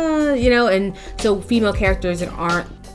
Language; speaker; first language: English; native; English